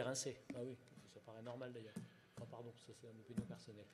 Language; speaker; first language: French; native; French